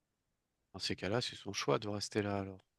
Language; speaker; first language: French; native; French